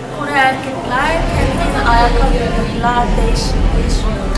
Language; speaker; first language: Turkish; non-native, learner; Korean